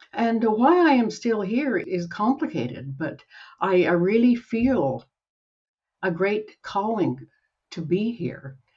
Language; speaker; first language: English; native; English